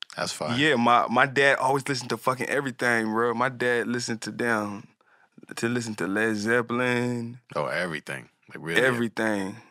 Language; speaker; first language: English; native; English